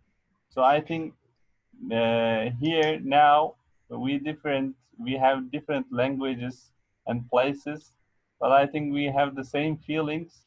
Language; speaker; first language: English; non-native, fluent; Arabic